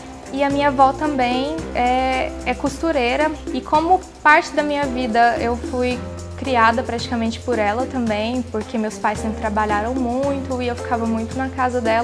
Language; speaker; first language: Portuguese; native; Portuguese